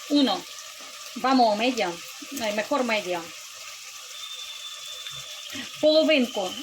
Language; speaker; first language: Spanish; non-native, learner; Ukrainian